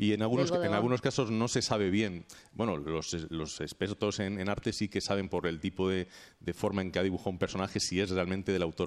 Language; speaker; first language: Spanish; native; Spanish